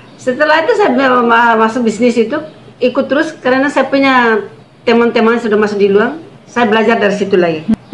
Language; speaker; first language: Indonesian; non-native, local second language; Tetum